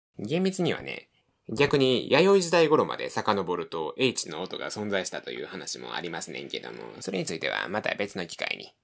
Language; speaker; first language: Japanese; native; Japanese